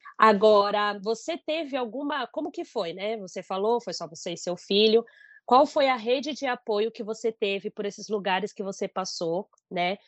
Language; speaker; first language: Portuguese; native; Portuguese